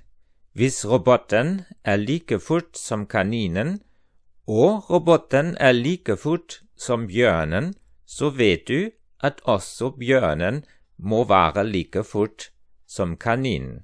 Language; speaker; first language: Norwegian; non-native, fluent; German